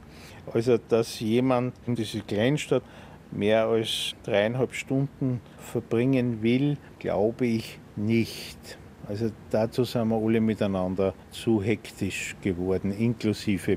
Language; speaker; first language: German; native; German